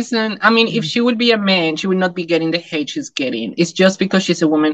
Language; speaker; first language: English; non-native, fluent; Spanish